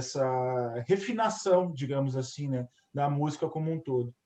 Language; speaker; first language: Portuguese; native; Portuguese